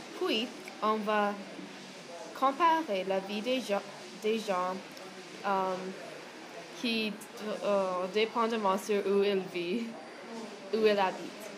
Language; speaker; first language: French; non-native, learner; English